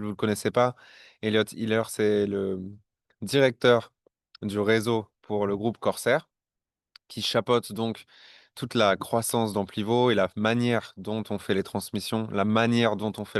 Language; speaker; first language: French; native; French